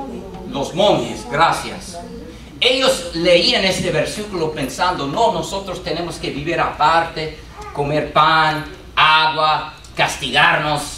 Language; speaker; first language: Spanish; non-native, fluent; English